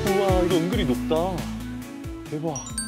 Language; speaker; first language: Korean; native; Korean